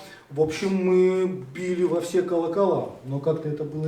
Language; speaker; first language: Russian; native; Russian